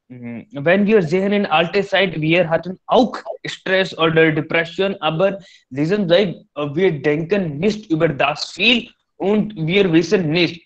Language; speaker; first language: German; non-native, learner; Hindi